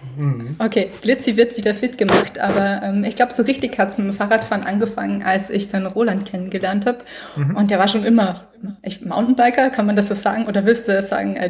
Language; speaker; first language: German; native; German